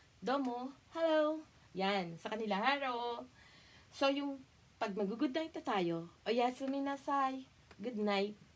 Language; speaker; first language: Filipino; native; Filipino